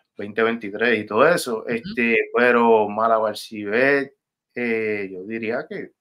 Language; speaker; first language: Spanish; native; Spanish